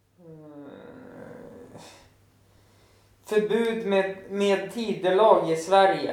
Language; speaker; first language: Swedish; native; Swedish